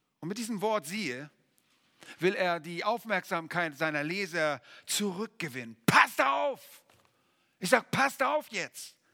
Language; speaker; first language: German; native; German